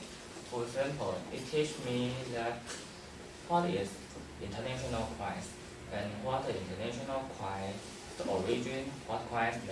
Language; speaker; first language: English; non-native, learner; Chinese